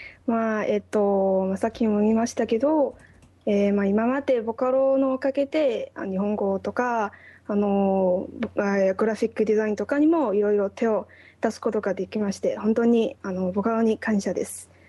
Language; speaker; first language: Japanese; non-native, fluent; Chinese